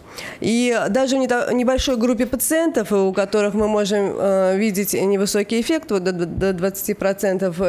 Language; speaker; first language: Russian; native; Russian